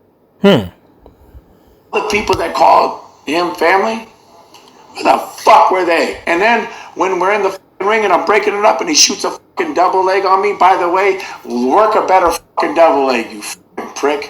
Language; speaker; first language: English; native; English